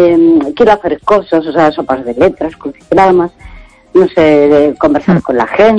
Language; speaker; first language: Spanish; native; Spanish